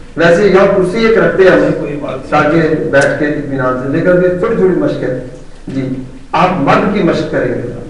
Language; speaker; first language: Urdu; non-native, local second language; Punjabi